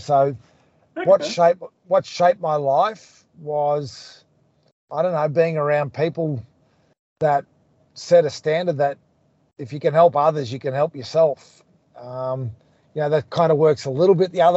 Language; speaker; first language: English; native; English